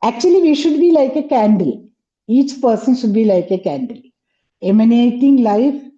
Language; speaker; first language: English; non-native, local second language; Malayalam